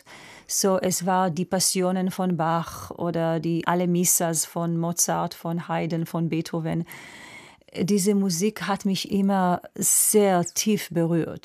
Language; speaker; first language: German; non-native, fluent; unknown